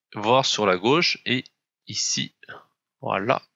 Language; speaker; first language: French; native; French